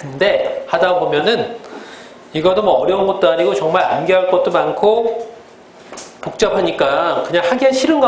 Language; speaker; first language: Korean; native; Korean